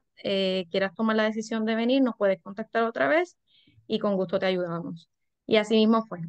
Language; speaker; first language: Spanish; native; Spanish